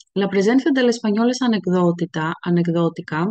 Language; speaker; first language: Spanish; non-native, fluent; Greek